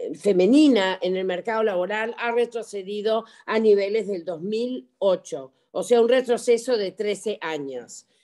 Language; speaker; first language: Spanish; native; Spanish